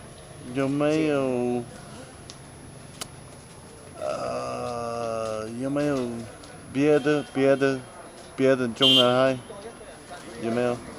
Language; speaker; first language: Chinese; non-native, learner; English